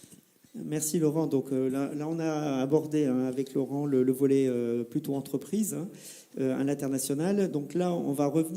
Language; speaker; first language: French; native; French